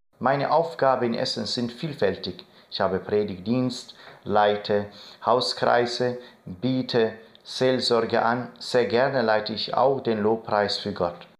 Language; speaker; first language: German; non-native, fluent; Arabic